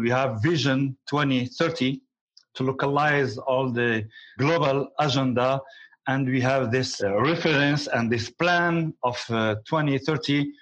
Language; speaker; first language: English; non-native, learner; Arabic